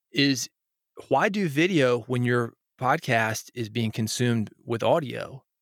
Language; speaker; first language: English; native; English